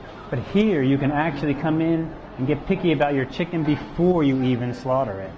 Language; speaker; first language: English; native; English